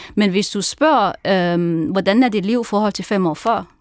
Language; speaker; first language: Danish; non-native, fluent; Chinese